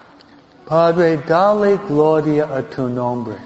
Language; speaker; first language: Spanish; non-native, fluent; English